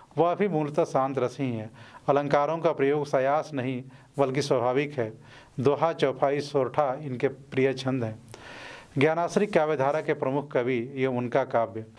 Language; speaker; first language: Hindi; native; Hindi